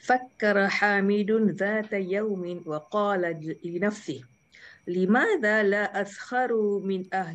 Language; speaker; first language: Arabic; non-native, learner; Indonesian